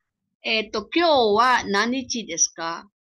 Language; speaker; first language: Japanese; non-native, fluent; Filipino